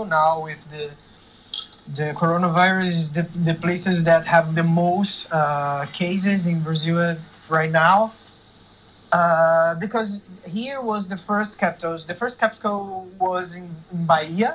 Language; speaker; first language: English; non-native, learner; Portuguese